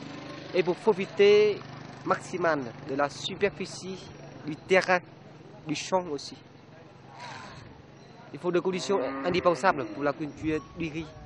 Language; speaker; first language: French; non-native, fluent; Vietnamese